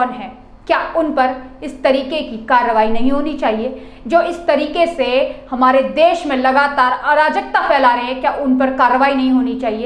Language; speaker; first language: Hindi; native; Hindi